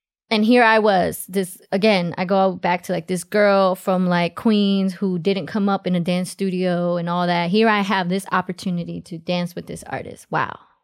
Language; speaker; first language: English; early bilingual, other home language; Spanish